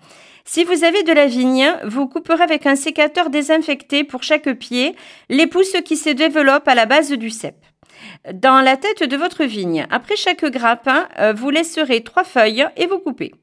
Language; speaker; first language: French; native; French